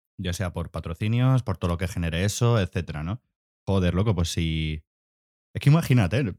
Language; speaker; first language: Spanish; native; Spanish